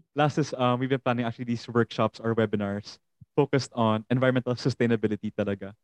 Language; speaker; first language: English; non-native, local second language; Hiligaynon